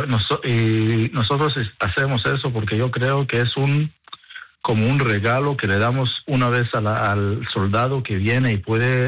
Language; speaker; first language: Spanish; non-native, learner; Hebrew